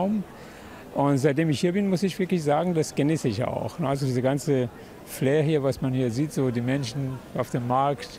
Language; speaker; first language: German; non-native, fluent; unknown